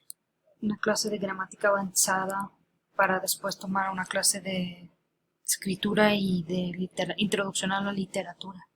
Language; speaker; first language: Spanish; early bilingual, heritage; Spanish